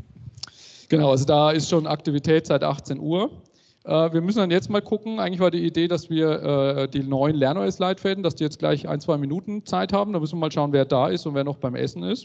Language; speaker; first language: German; native; German